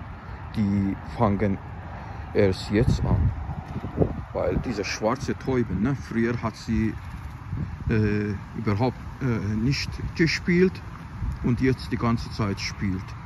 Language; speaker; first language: German; non-native, fluent; Azerbaijani